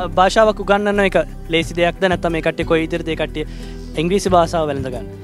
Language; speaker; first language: Sinhala; native; Sinhala